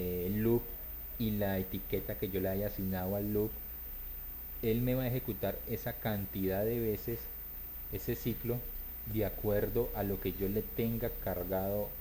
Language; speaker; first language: Spanish; native; Spanish